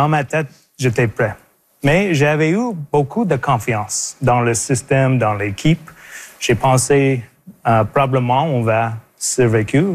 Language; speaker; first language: French; non-native, local second language; English